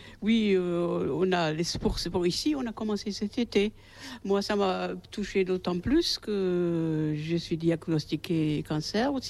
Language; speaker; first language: French; native; French